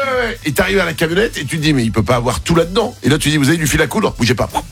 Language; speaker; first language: French; native; French